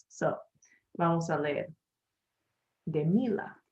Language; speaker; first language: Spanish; non-native, learner; English